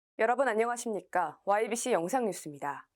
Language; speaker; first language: Korean; native; Korean